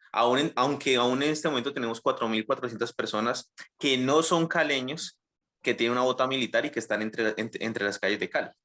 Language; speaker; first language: Spanish; native; Spanish